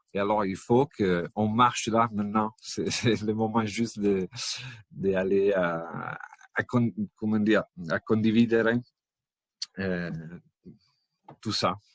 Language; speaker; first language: French; non-native, fluent; Italian